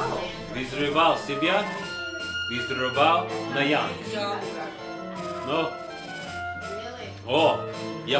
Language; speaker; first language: Russian; non-native, learner; English